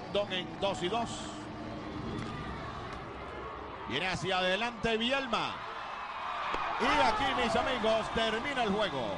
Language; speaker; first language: Spanish; native; Spanish